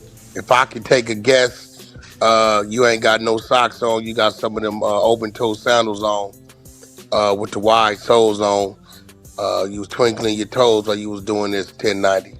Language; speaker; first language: English; native; English